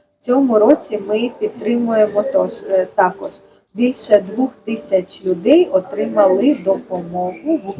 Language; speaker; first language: Ukrainian; non-native, fluent; Japanese